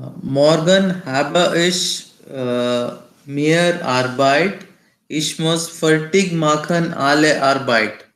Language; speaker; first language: German; non-native, learner; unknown